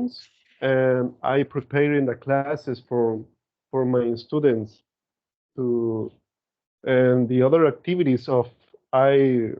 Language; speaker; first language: English; non-native, learner; Spanish